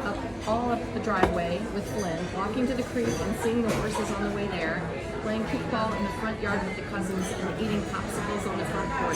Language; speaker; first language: English; native; English